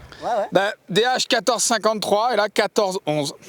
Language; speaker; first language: French; native; French